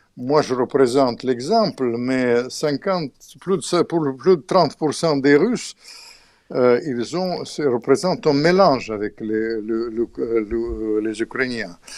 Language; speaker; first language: French; non-native, fluent; Russian